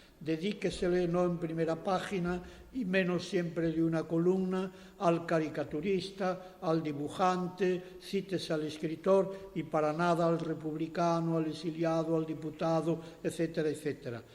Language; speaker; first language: Spanish; non-native, local second language; Galician